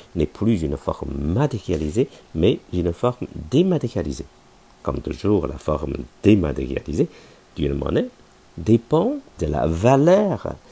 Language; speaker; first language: French; non-native, fluent; Chinese